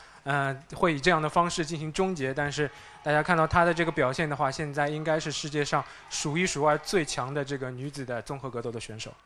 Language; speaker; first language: Chinese; native; Chinese